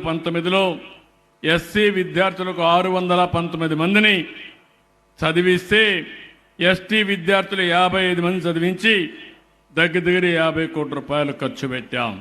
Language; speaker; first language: Telugu; native; Telugu